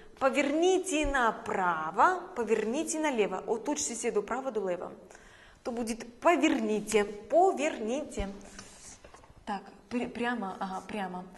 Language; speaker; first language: Russian; native; Russian